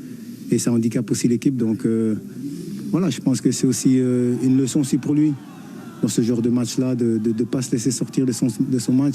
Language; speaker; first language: French; native; French